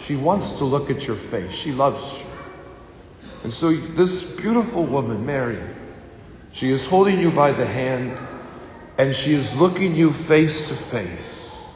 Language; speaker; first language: English; native; English